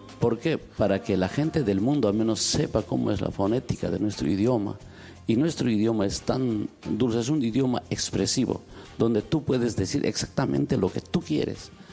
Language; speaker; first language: Spanish; non-native, local second language; Quechua